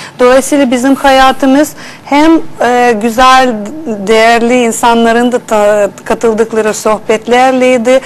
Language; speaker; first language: Turkish; non-native, fluent; Russian